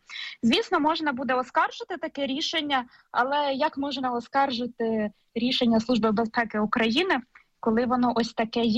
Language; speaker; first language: Ukrainian; native; Ukrainian